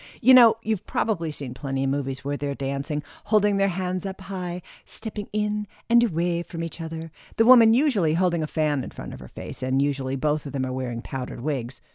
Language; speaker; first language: English; native; English